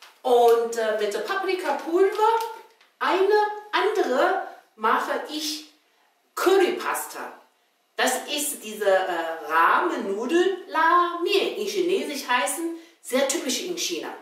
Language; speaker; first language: German; non-native, learner; Chinese